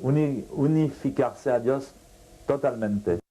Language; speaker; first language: Spanish; non-native, fluent; French